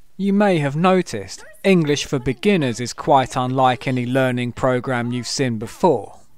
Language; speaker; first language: English; native; English